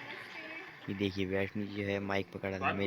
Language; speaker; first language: Hindi; native; Hindi